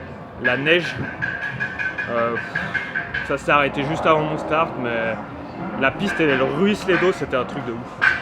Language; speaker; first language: French; native; French